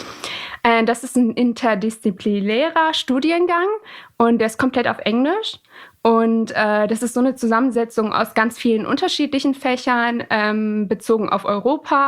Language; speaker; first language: German; early bilingual, other home language; Persian